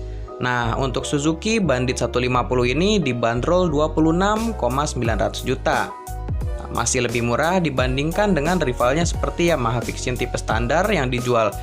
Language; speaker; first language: Indonesian; native; Indonesian